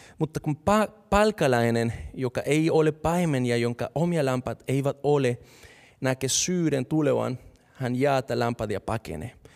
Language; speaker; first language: Finnish; non-native, fluent; Spanish